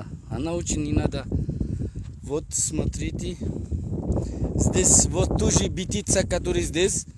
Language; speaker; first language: Russian; non-native, learner; Arabic